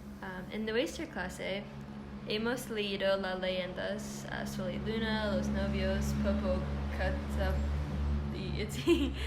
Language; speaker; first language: Spanish; non-native, learner; English